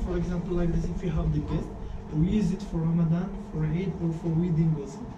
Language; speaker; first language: English; non-native, learner; Berber languages